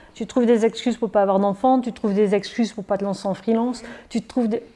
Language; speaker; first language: French; native; French